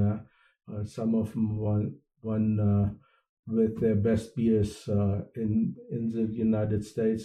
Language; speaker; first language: English; non-native, fluent; German